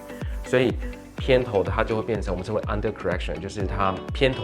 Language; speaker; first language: Chinese; native; Chinese